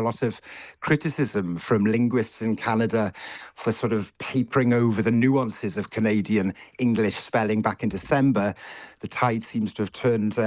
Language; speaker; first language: English; native; English